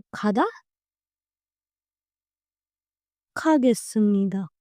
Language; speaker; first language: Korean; non-native, learner; Hindi